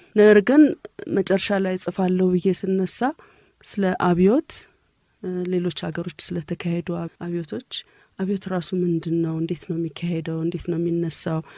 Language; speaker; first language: Amharic; native; Amharic